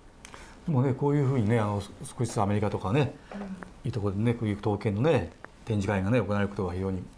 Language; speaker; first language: Japanese; native; Japanese